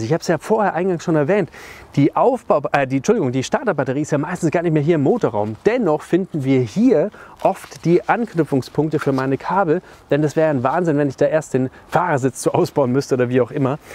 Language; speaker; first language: German; native; German